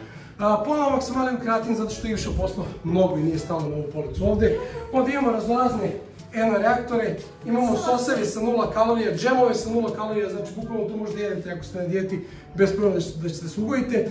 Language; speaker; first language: Croatian; native; Croatian